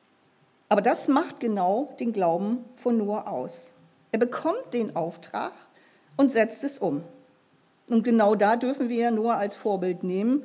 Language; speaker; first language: German; native; German